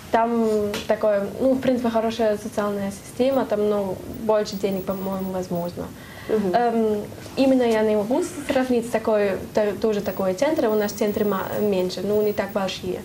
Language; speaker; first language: Russian; non-native, learner; German